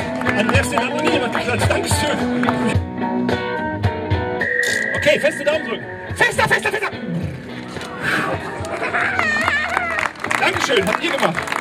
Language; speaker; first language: German; native; German